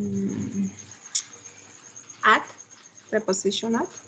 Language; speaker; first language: English; non-native, learner; Spanish